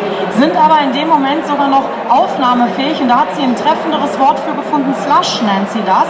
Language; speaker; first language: German; native; German